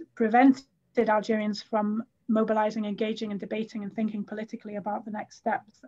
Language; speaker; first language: English; native; English